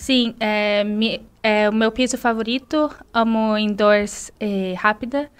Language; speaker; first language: Spanish; non-native, learner; Portuguese